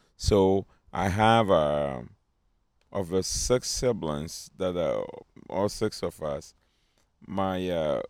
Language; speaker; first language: English; non-native, local second language; Akan